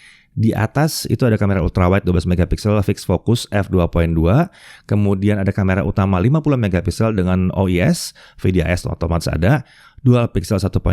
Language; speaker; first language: Indonesian; native; Indonesian